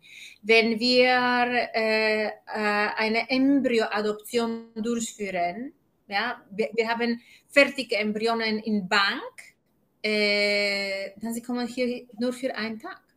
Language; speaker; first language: German; non-native, fluent; Polish